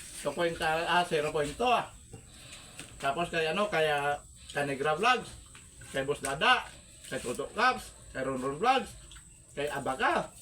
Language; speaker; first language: Filipino; non-native, local second language; Hiligaynon